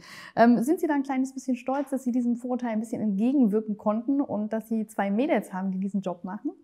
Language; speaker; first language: German; native; German